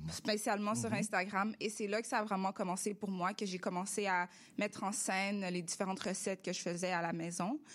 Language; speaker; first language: French; early bilingual, other home language; Russian